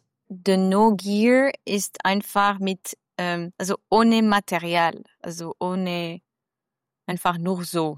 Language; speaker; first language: German; non-native, learner; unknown